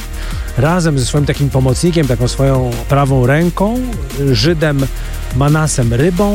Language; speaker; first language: Polish; native; Polish